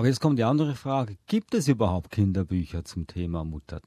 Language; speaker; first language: German; native; German